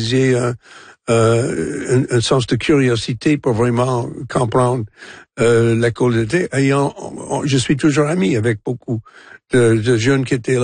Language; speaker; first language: French; non-native, local second language; English